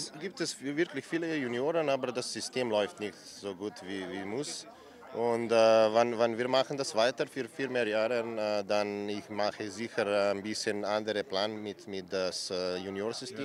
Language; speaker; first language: German; non-native, learner; Slovenian